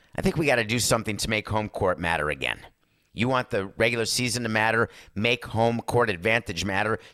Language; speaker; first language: English; native; English